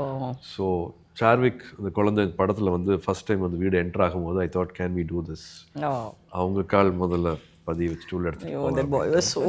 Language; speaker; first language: Tamil; native; Tamil